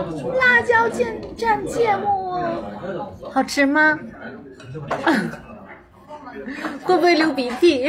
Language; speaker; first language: Chinese; native; Chinese